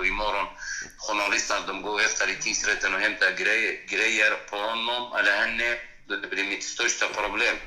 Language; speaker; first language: Swedish; non-native, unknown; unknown